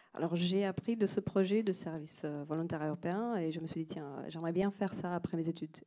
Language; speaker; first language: French; non-native, fluent; Slovenian